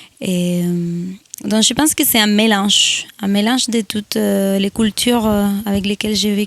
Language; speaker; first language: French; non-native, fluent; Spanish